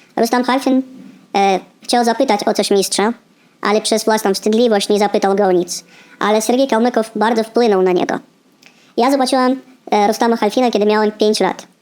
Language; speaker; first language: Polish; non-native, fluent; Russian